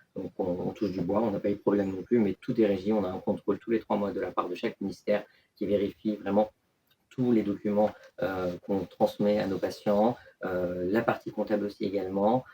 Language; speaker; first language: French; early bilingual, other home language; Turkish